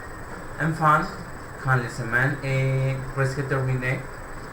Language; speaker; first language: French; non-native, learner; Spanish